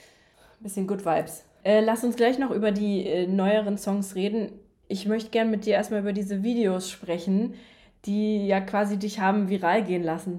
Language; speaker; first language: German; native; German